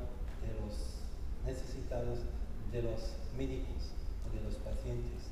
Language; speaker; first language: Spanish; non-native, fluent; German